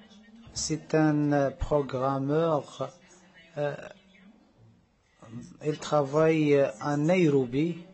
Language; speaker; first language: French; non-native, learner; Arabic